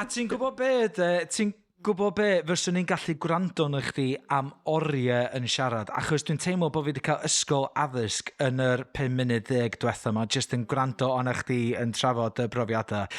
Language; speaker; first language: Welsh; native; Welsh